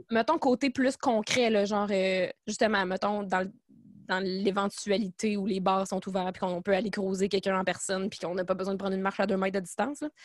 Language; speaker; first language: French; native; French